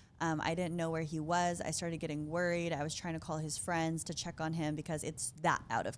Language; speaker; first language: English; native; English